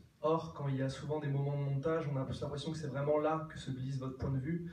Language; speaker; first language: French; native; French